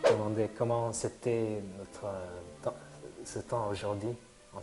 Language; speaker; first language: French; non-native, fluent; Korean